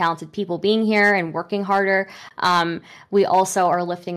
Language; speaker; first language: English; native; English